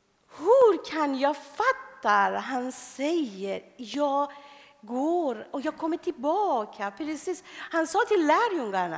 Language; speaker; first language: Swedish; non-native, fluent; Persian